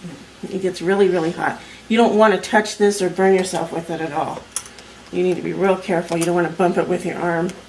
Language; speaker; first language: English; native; English